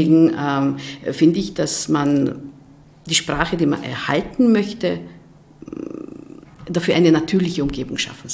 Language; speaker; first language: German; non-native, fluent; Hungarian